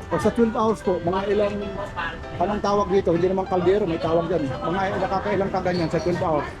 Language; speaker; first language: Filipino; non-native, local second language; Waray